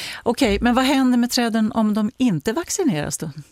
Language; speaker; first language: Swedish; native; Swedish